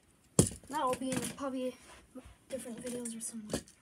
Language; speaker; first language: English; native; English